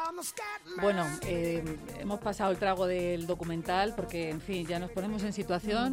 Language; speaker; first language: Spanish; native; Spanish